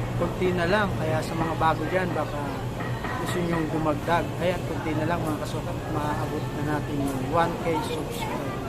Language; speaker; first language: Filipino; native; Filipino